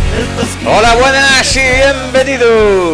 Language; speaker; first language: Spanish; native; Spanish